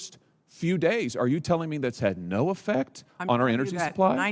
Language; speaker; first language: English; native; English